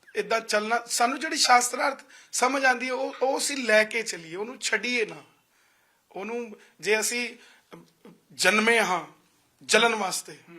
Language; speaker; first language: Punjabi; non-native, local second language; Hindi